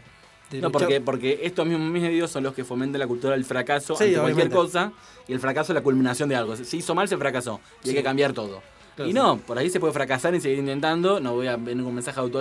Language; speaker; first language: Spanish; native; Spanish